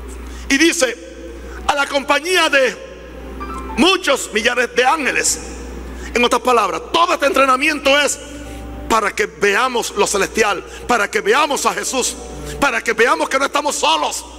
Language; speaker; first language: Spanish; native; Spanish